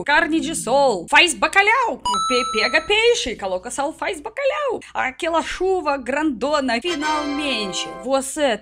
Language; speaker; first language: Portuguese; non-native, learner; Russian